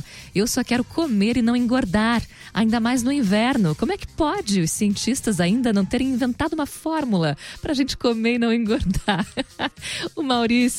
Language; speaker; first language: Portuguese; native; Portuguese